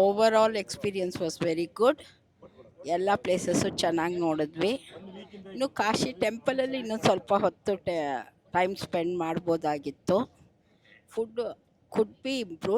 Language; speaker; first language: Kannada; non-native, local second language; Telugu